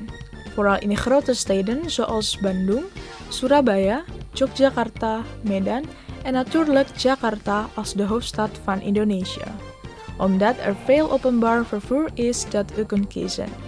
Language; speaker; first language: Dutch; non-native, fluent; Indonesian